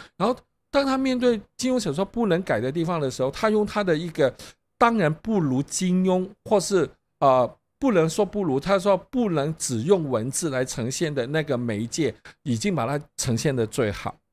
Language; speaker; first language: Chinese; non-native, local second language; Cantonese